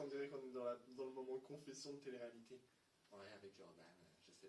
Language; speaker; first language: French; native; French